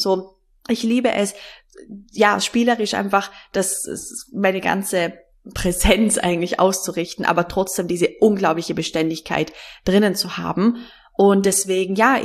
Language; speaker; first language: German; native; German